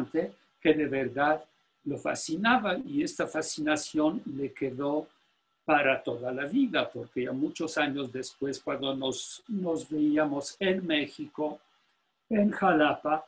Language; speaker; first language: Spanish; non-native, fluent; Polish